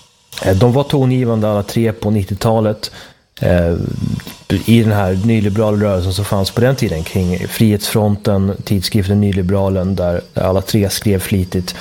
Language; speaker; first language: Swedish; native; Swedish